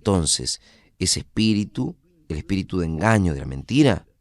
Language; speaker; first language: Spanish; non-native, fluent; Portuguese